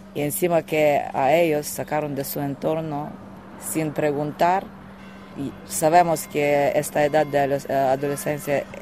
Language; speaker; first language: Spanish; non-native, fluent; Ukrainian